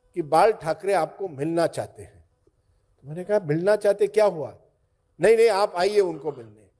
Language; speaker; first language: Hindi; non-native, local second language; Marathi